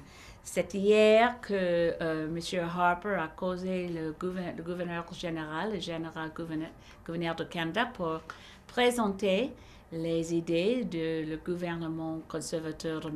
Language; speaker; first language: French; non-native, learner; English